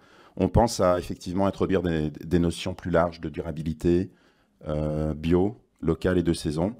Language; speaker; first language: French; native; French